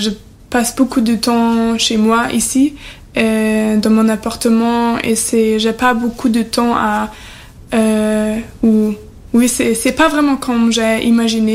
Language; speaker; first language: French; non-native, learner; German